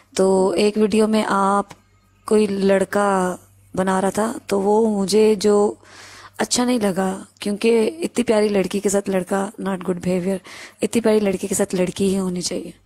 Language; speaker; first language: Urdu; non-native, local second language; Punjabi